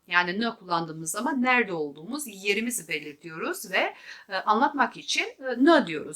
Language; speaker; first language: Turkish; non-native, fluent; Albanian